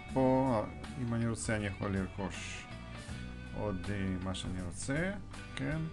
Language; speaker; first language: Hebrew; non-native, fluent; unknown